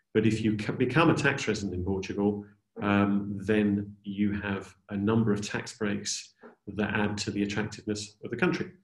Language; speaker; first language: English; native; English